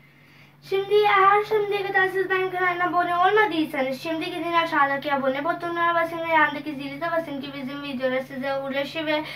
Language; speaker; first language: Turkish; non-native, learner; Urdu